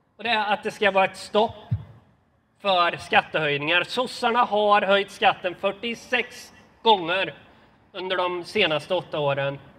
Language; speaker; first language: Swedish; native; Swedish